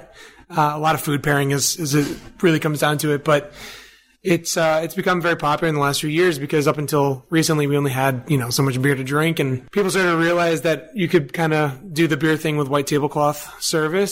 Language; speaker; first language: English; native; English